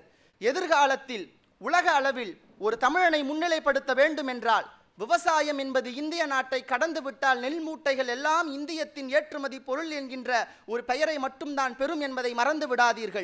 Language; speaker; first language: Tamil; native; Tamil